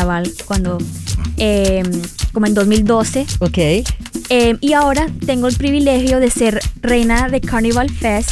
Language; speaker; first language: Spanish; early bilingual, heritage; Spanish